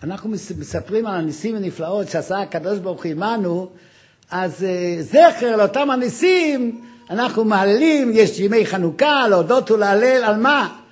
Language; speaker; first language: Hebrew; non-native, fluent; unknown